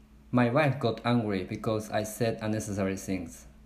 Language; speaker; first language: English; non-native, learner; Japanese